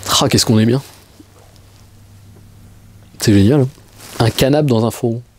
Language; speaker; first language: French; native; French